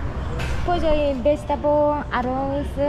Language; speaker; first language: Spanish; non-native, learner; Japanese